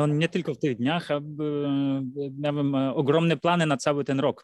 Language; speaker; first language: Polish; non-native, fluent; Ukrainian